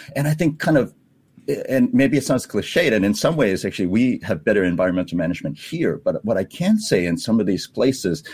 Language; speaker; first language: English; native; English